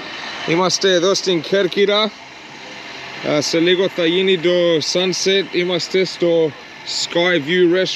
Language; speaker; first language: Greek; early bilingual, heritage; Greek